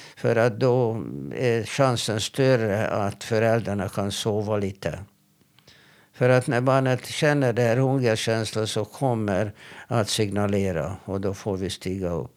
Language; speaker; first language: Swedish; non-native, fluent; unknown